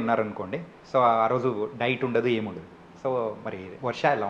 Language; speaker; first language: Telugu; native; Telugu